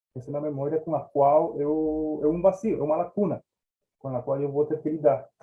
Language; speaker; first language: Portuguese; non-native, fluent; Spanish